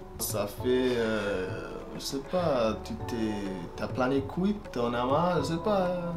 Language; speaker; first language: French; non-native, fluent; English